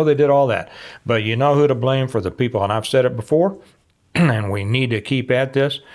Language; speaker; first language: English; native; English